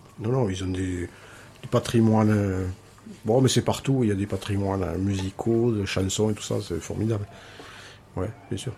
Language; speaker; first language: French; native; French